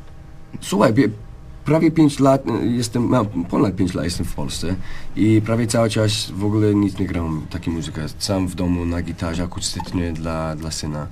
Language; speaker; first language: Polish; non-native, learner; English